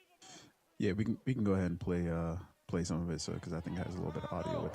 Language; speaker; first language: English; native; English